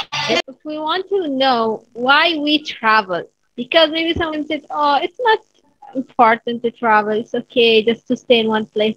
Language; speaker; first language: English; non-native, fluent; Arabic